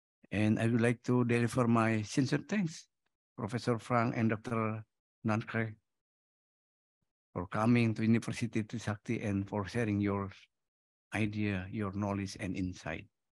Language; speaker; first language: English; non-native, fluent; Indonesian